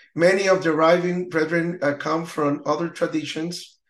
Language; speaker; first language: English; non-native, learner; Spanish